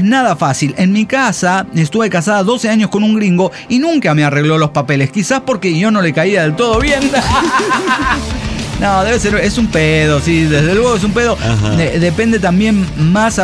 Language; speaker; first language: Spanish; native; Spanish